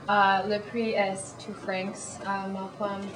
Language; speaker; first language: French; non-native, learner; English